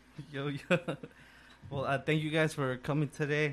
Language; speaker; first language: English; early bilingual, other home language; Spanish